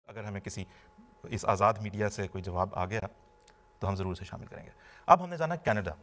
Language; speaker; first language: Urdu; native; Urdu